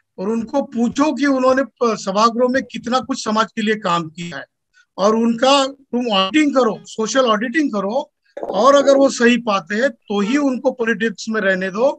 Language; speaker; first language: Hindi; non-native, local second language; Marathi